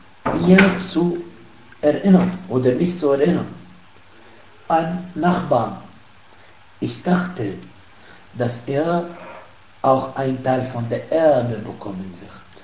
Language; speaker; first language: German; non-native, fluent; Arabic